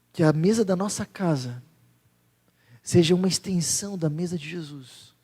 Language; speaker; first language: Portuguese; native; Portuguese